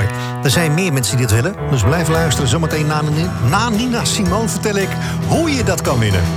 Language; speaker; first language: Dutch; native; Dutch